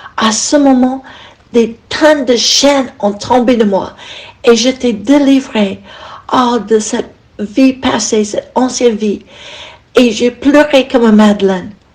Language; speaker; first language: French; non-native, fluent; English